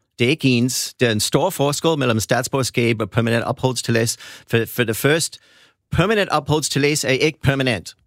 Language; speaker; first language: Danish; non-native, fluent; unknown